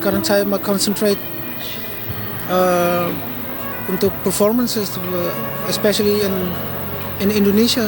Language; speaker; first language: Indonesian; early bilingual, heritage; Indonesian